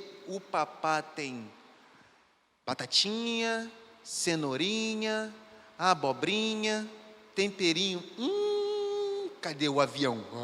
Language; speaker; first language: Portuguese; native; Portuguese